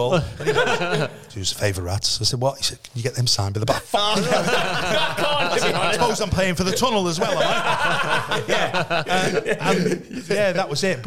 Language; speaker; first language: English; native; English